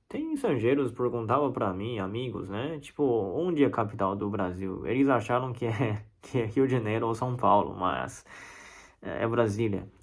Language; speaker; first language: Portuguese; non-native, fluent; Chinese